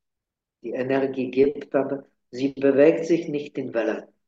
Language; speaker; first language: German; non-native, fluent; Czech